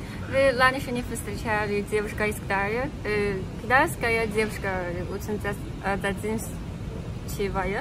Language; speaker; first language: Russian; non-native, learner; Chinese